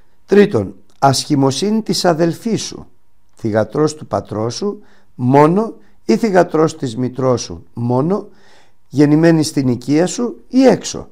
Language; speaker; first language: Greek; native; Greek